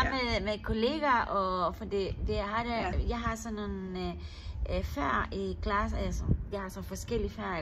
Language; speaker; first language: Danish; non-native, learner; Spanish